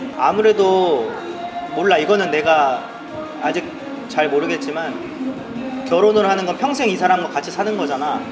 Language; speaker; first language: Korean; native; Korean